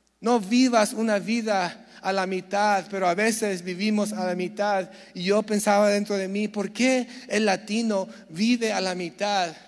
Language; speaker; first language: Spanish; early bilingual, heritage; Spanish